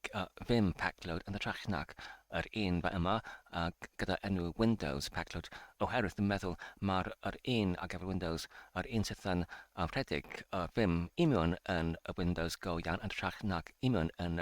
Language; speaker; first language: Welsh; non-native, fluent; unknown